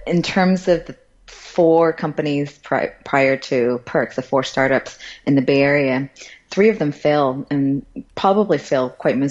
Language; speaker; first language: English; early bilingual, other home language; Cantonese